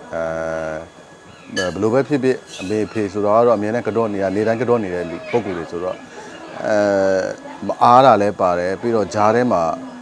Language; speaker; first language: Burmese; non-native, local second language; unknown